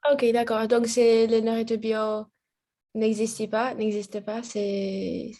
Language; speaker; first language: French; non-native, learner; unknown